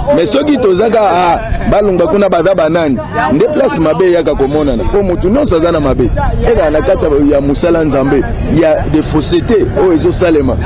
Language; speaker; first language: Lingala; non-native, local second language; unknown